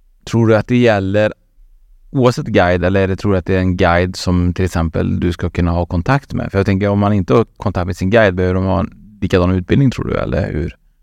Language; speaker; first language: Swedish; native; Swedish